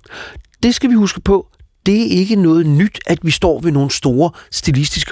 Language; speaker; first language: Danish; native; Danish